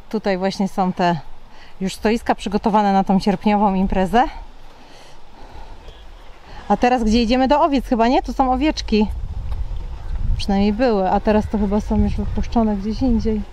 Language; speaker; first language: Polish; native; Polish